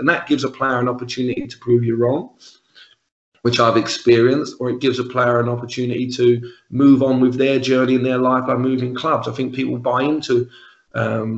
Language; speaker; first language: English; native; English